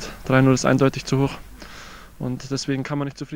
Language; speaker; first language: German; native; German